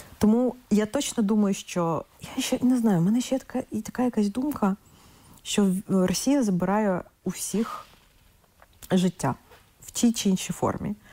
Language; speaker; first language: Ukrainian; non-native, local second language; Russian